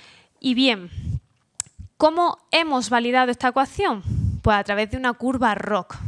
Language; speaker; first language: Spanish; native; Spanish